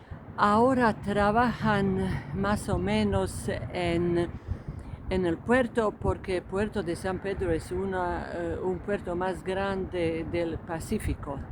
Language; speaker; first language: Spanish; non-native, fluent; Croatian